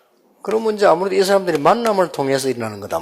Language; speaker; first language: Korean; native; Korean